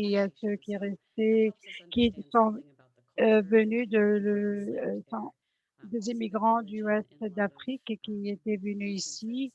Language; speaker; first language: French; non-native, fluent; English